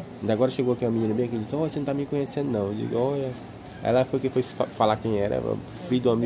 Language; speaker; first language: Portuguese; native; Portuguese